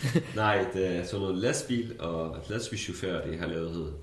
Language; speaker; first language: Danish; non-native, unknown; Kurdish